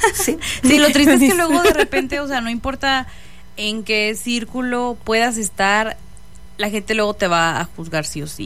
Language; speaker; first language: Spanish; native; Spanish